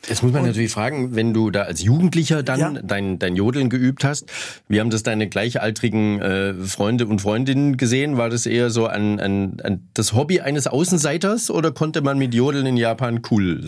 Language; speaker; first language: German; native; German